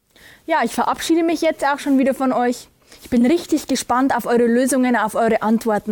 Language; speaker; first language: German; native; German